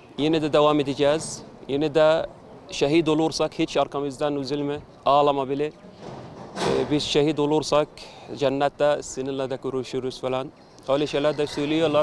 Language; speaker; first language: Turkish; non-native, fluent; Arabic